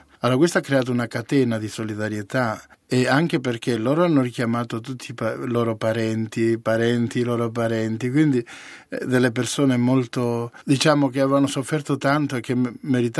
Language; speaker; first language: Italian; native; Italian